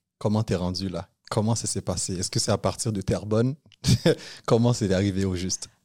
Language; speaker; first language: French; native; French